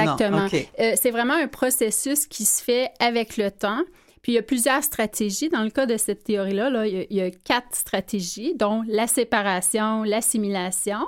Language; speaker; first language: French; native; French